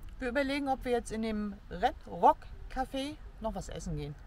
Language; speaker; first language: German; native; German